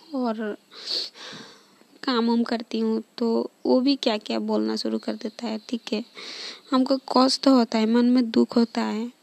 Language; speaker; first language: Hindi; non-native, local second language; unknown